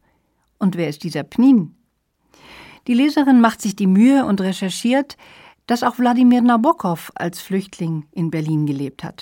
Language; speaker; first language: German; native; German